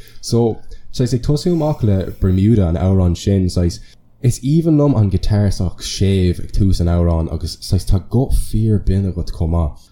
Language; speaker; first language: Irish; non-native, local second language; English